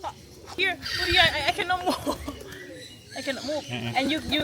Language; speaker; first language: English; non-native, learner; Thai